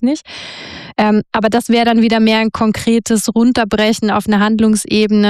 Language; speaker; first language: German; native; German